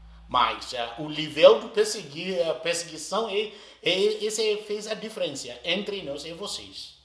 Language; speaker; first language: Portuguese; non-native, learner; Arabic